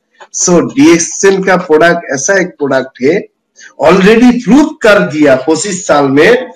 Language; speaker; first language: Hindi; non-native, fluent; Bangla